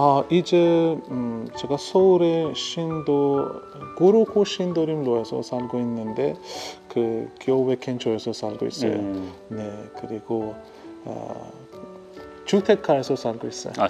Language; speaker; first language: Korean; non-native, fluent; Persian